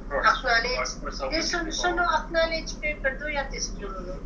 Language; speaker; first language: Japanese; non-native, learner; Filipino